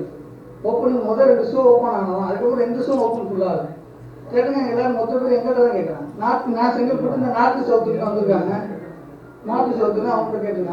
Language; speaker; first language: Tamil; native; Tamil